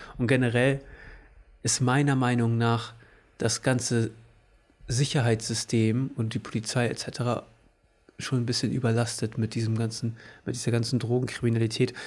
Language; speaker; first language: German; early bilingual, other home language; Portuguese